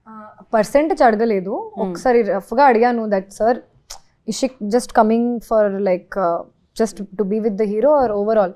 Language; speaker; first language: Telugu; non-native, local second language; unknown